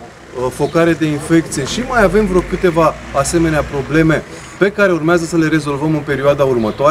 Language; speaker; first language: Romanian; native; Romanian